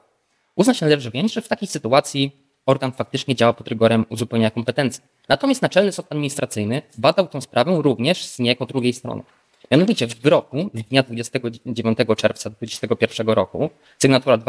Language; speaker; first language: Polish; native; Polish